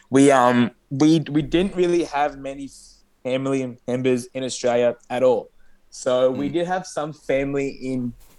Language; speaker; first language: English; non-native, local second language; Arabic